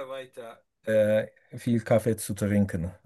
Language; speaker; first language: German; non-native, learner; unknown